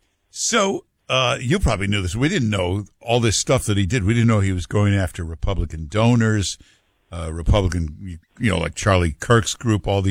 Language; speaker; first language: English; native; English